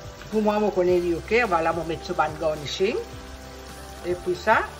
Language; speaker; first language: French; non-native, local second language; Morisyen